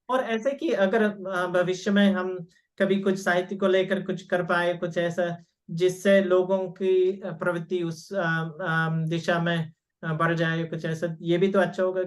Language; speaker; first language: Hindi; non-native, fluent; English